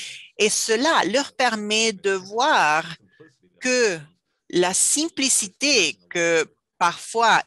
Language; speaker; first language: French; non-native, fluent; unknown